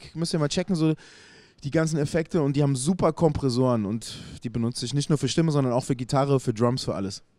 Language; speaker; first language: German; native; German